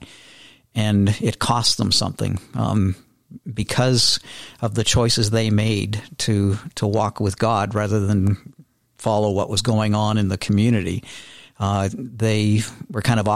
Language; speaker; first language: English; native; English